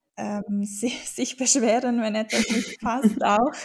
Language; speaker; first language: German; native; German